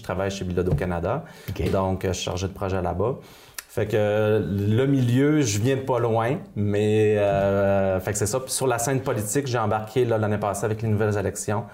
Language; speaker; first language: French; native; French